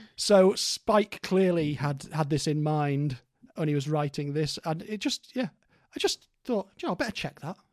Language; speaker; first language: English; native; English